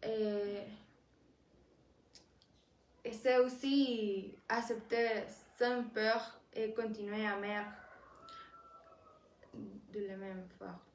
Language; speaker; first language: French; non-native, learner; Spanish